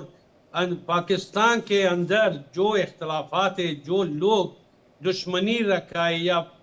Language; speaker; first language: Hindi; non-native, fluent; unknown